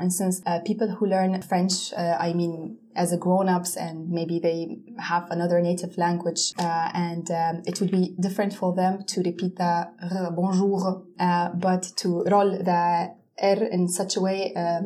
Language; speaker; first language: English; non-native, fluent; Arabic